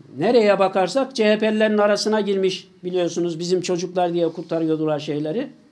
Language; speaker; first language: Turkish; native; Turkish